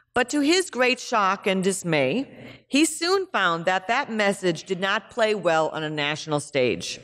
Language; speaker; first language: English; native; English